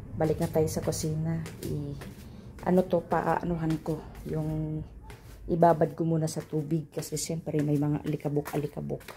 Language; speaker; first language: Filipino; non-native, local second language; Cebuano